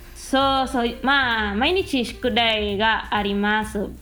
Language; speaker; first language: Japanese; non-native, fluent; Minangkabau